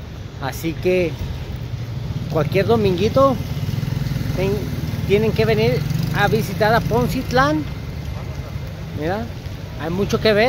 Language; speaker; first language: Spanish; native; Spanish